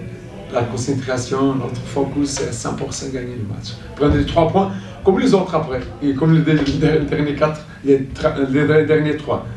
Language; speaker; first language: French; non-native, fluent; Portuguese